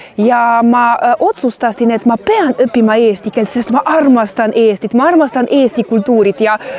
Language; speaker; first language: Estonian; non-native, learner; Croatian